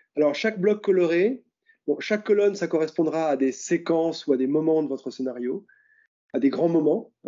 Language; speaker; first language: French; native; French